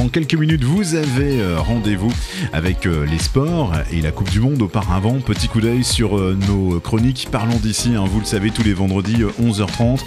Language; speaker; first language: French; native; French